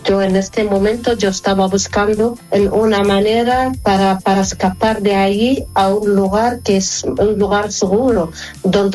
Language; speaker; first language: Spanish; non-native, learner; Arabic